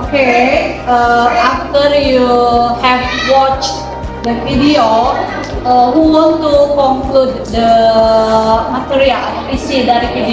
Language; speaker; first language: English; non-native, learner; Indonesian